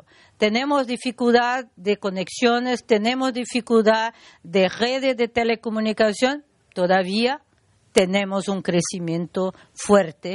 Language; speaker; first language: Spanish; non-native, learner; Portuguese